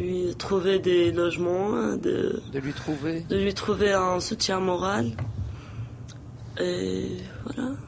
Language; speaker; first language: French; non-native, local second language; Arabic